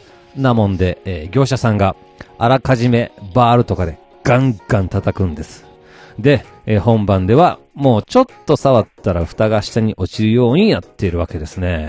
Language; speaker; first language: Japanese; native; Japanese